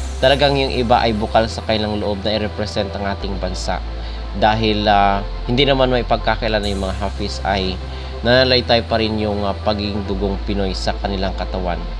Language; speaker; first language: Filipino; native; Filipino